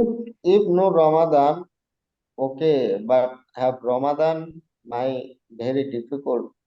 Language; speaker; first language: English; non-native, learner; Bangla